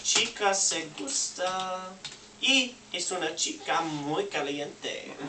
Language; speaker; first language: Spanish; non-native, learner; English